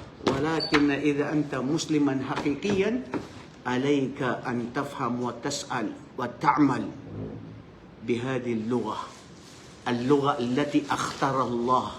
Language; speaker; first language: Arabic; non-native, fluent; Filipino